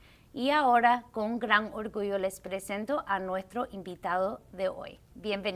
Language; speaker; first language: Spanish; early bilingual, heritage; Spanish